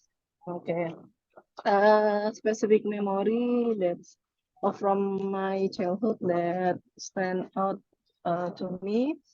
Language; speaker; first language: English; non-native, learner; Indonesian